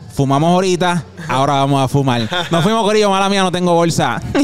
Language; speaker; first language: Spanish; early bilingual, heritage; Spanish